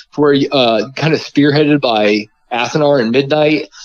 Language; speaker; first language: English; native; English